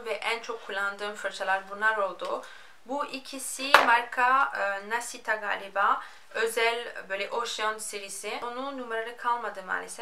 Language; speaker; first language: Turkish; non-native, fluent; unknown